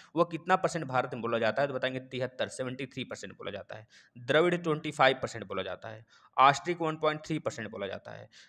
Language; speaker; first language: Hindi; native; Hindi